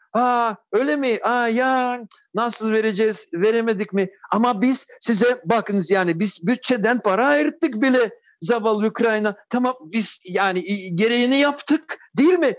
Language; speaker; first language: Turkish; non-native, fluent; Russian